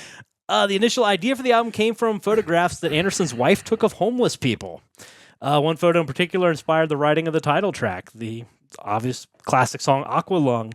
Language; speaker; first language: English; native; English